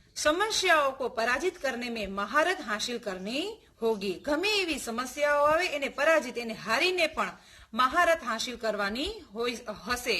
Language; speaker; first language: Gujarati; native; Gujarati